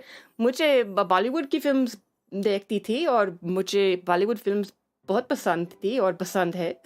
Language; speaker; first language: Hindi; non-native, learner; English